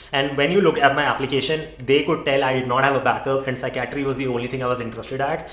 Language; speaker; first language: English; non-native, local second language; Hindi